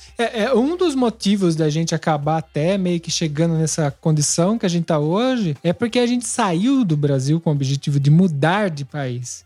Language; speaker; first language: Portuguese; native; Portuguese